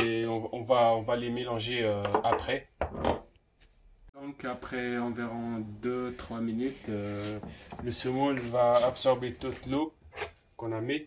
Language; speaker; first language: French; non-native, local second language; Arabic